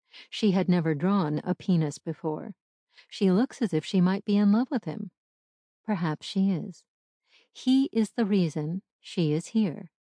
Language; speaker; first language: English; native; English